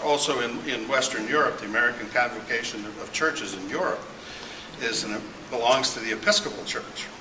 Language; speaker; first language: English; native; English